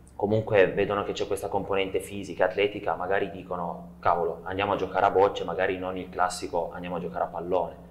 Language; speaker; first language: Italian; native; Italian